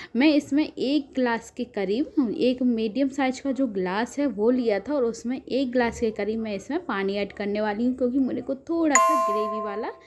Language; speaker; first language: Hindi; native; Hindi